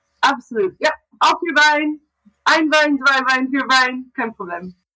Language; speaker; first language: German; non-native, learner; English